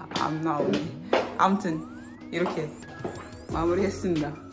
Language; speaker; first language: Korean; non-native, fluent; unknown